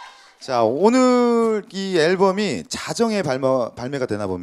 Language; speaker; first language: Korean; native; Korean